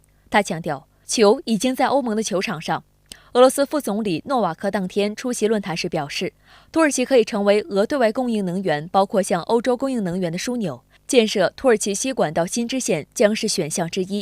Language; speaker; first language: Chinese; native; Chinese